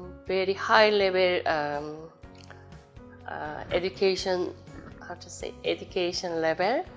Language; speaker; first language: English; non-native, learner; Korean